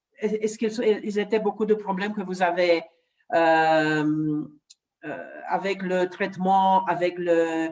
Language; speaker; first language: French; non-native, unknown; Romanian